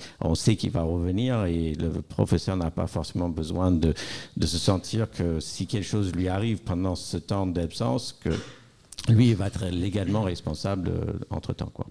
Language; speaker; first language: French; non-native, fluent; English